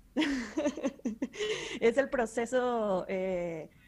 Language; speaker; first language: Spanish; native; Spanish